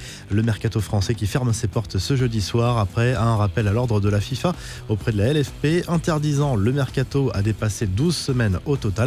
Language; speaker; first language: French; native; French